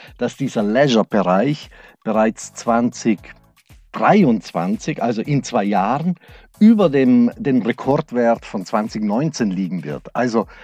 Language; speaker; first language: German; native; German